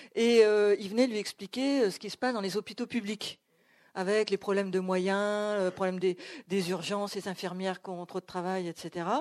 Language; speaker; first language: French; native; French